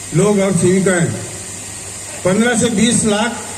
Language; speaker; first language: Hindi; non-native, local second language; Marathi